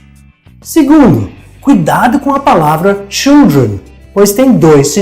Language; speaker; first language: Portuguese; non-native, fluent; English